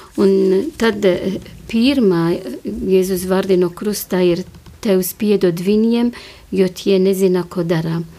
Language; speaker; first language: Latvian; non-native, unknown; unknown